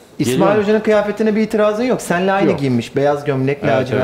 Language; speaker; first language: Turkish; native; Turkish